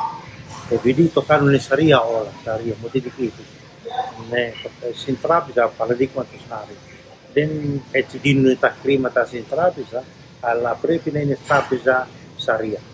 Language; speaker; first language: Greek; non-native, learner; Indonesian